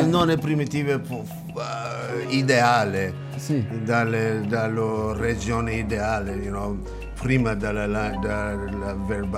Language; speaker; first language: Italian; non-native, learner; English